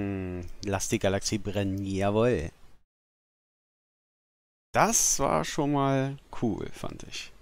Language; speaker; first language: German; native; German